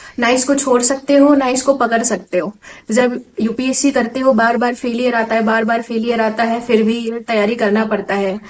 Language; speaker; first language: Hindi; non-native, local second language; Assamese